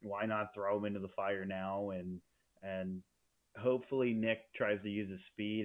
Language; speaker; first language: English; native; English